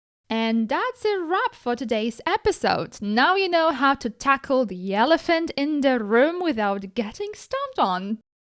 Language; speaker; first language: English; non-native, fluent; Polish